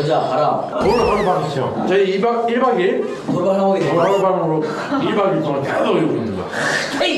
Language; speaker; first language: Korean; native; Korean